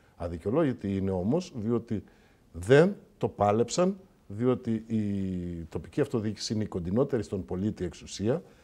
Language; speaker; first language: Greek; native; Greek